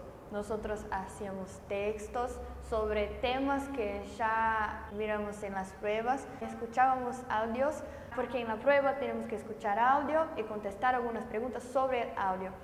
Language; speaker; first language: Spanish; non-native, fluent; Portuguese